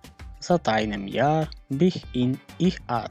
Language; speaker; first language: German; non-native, fluent; Macedonian